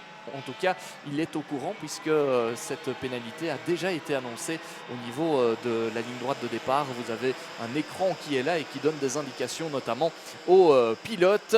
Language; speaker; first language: French; native; French